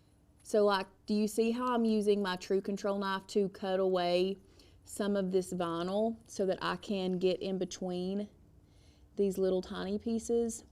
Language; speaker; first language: English; native; English